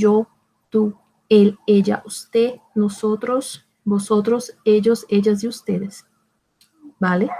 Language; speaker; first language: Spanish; non-native, fluent; Portuguese